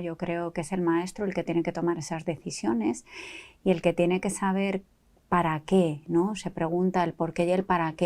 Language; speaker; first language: Spanish; native; Spanish